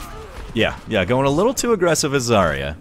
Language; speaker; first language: English; native; English